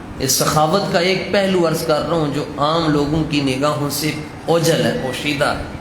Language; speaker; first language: Urdu; non-native, local second language; Punjabi